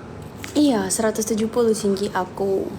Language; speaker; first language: Indonesian; non-native, fluent; Russian